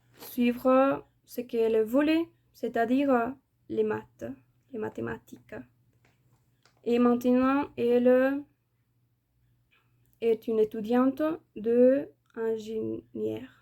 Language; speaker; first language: French; non-native, fluent; Spanish